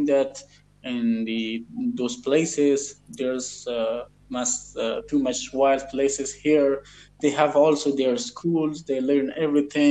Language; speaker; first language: English; non-native, learner; Persian